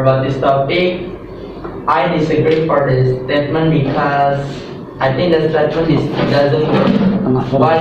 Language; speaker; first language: English; non-native, learner; Indonesian